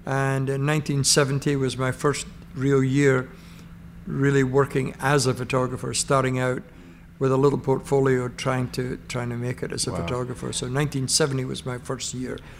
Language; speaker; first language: English; native; English